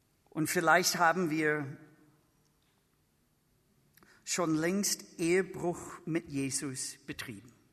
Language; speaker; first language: German; non-native, fluent; English